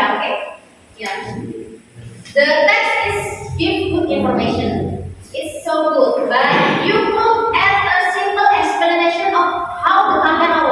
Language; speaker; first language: English; non-native, learner; Indonesian